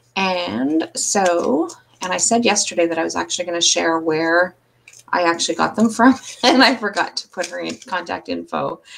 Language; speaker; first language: English; native; English